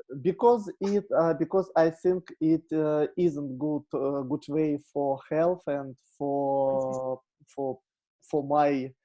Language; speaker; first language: English; non-native, learner; Russian